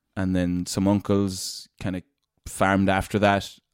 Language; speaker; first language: English; native; English